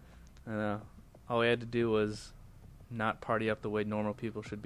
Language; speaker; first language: English; native; English